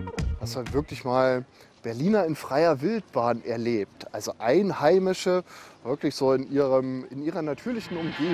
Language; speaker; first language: German; native; German